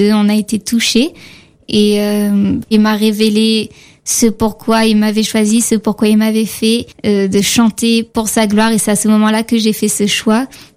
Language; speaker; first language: French; native; French